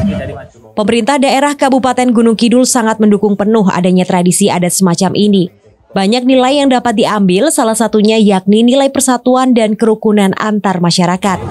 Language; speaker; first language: Indonesian; native; Indonesian